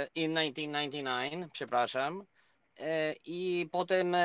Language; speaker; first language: Polish; non-native, learner; Spanish